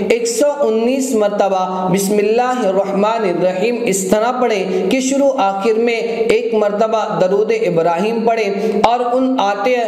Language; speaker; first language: Urdu; native; Urdu